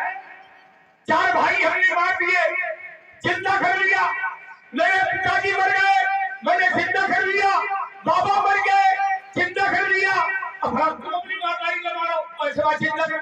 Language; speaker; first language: Hindi; native; Hindi